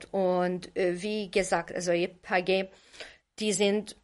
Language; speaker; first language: German; non-native, fluent; Arabic